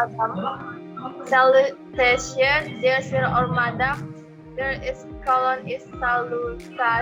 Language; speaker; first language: English; non-native, learner; Indonesian